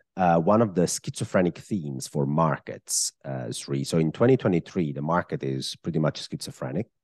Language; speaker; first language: English; non-native, fluent; Italian